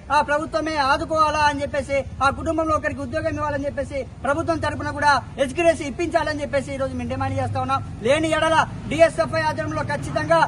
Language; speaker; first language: Telugu; native; Telugu